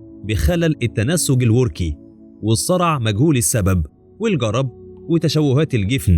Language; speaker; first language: Arabic; native; Arabic